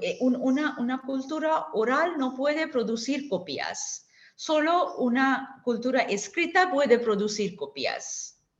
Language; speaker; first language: Spanish; non-native, learner; Bangla